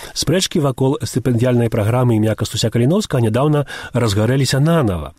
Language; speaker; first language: Belarusian; early bilingual, heritage; Belarusian